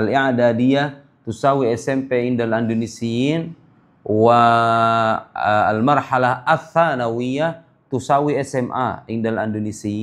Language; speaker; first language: Arabic; non-native, fluent; Indonesian